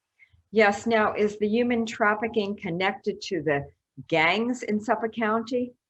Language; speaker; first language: English; native; English